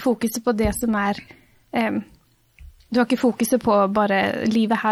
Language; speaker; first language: Norwegian; native; Norwegian